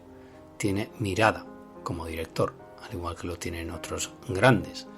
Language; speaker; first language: Spanish; native; Spanish